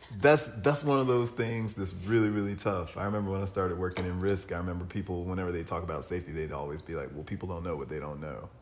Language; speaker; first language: English; native; English